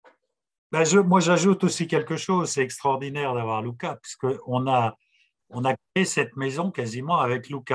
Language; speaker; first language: French; native; French